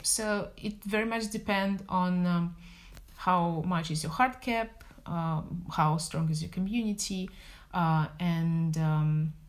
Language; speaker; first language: English; non-native, fluent; Russian